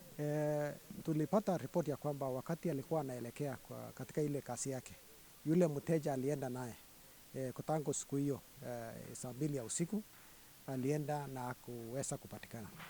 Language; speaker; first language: Swahili; non-native, local second language; Kalenjin